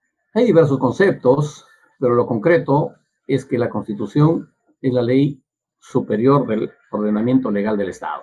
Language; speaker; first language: Spanish; native; Spanish